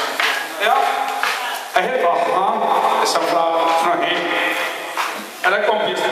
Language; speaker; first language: Swedish; non-native, learner; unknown